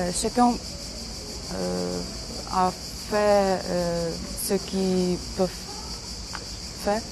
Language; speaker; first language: French; non-native, learner; Ukrainian